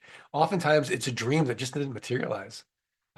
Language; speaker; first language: English; native; English